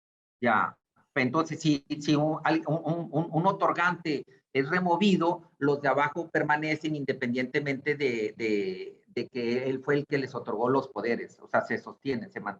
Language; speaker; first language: Spanish; native; Spanish